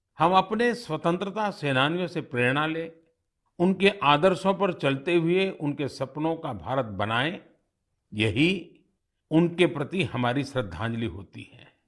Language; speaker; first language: Hindi; non-native, local second language; Gujarati